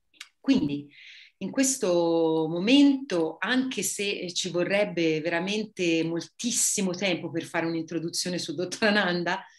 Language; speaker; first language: Italian; native; Italian